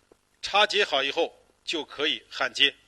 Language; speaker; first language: Chinese; native; Chinese